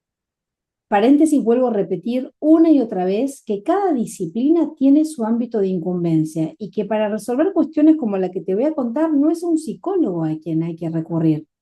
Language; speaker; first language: Spanish; native; Spanish